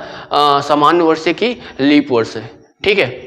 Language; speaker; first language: Hindi; native; Hindi